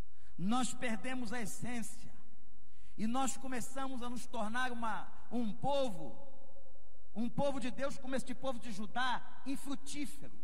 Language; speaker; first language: Portuguese; native; Portuguese